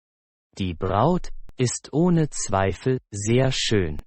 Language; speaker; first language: German; non-native, fluent; Persian